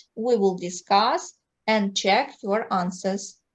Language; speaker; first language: English; non-native, fluent; Ukrainian